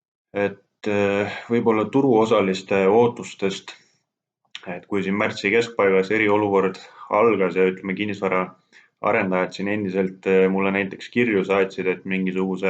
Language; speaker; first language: Estonian; native; Estonian